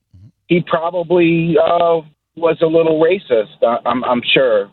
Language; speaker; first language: English; native; English